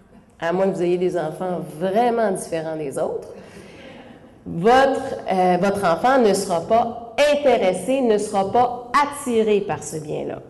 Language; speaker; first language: French; native; French